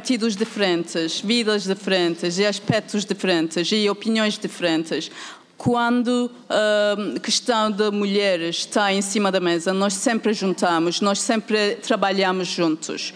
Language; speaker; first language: Portuguese; non-native, fluent; Turkish